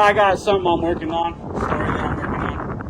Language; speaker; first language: English; native; English